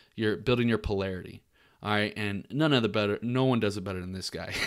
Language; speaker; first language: English; native; English